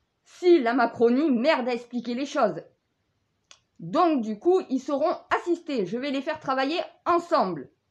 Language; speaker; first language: French; native; French